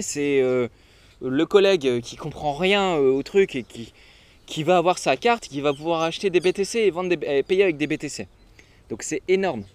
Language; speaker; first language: French; native; French